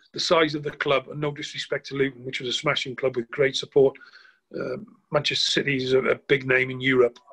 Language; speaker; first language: English; native; English